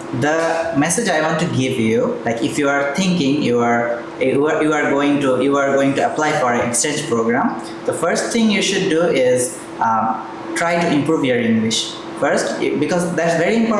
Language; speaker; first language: English; non-native, fluent; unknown